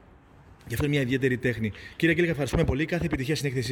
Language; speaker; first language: Greek; native; Greek